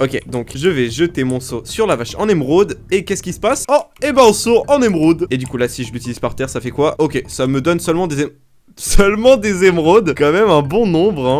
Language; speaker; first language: French; native; French